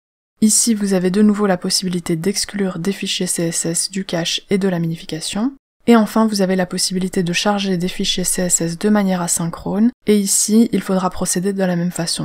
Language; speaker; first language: French; native; French